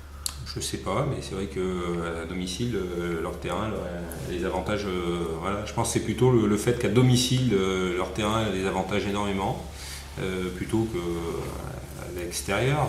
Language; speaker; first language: French; native; French